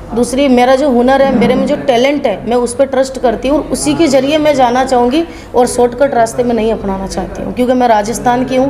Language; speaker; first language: Hindi; native; Hindi